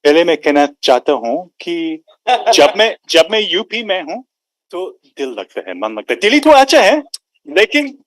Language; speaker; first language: Hindi; non-native, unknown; English